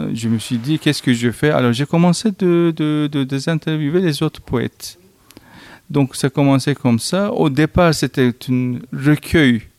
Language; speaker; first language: French; non-native, fluent; Turkish